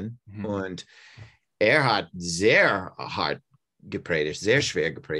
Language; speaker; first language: German; non-native, learner; English